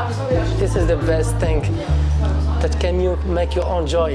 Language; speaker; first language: English; non-native, fluent; French